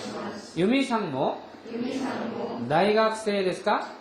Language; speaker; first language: Japanese; non-native, fluent; Korean